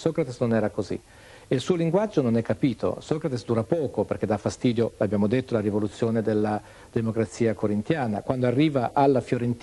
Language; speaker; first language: Italian; native; Italian